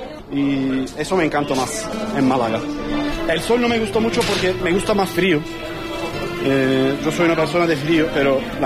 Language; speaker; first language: Spanish; non-native, learner; Turkish